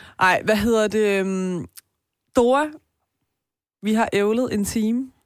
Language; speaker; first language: Danish; early bilingual, other home language; Persian